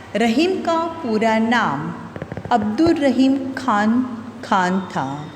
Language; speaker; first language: Hindi; non-native, local second language; Gujarati